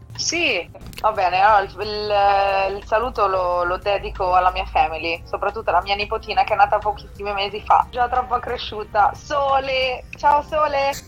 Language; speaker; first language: Italian; native; Italian